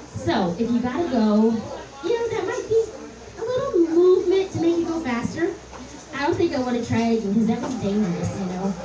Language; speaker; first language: English; native; English